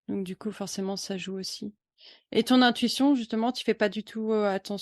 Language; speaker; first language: French; native; French